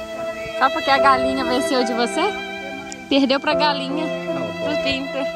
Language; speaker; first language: Portuguese; native; Portuguese